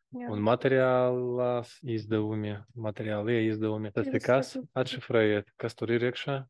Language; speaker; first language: Latvian; non-native, local second language; Russian